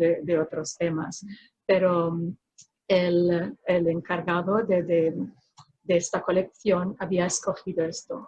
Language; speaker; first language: Spanish; non-native, fluent; Filipino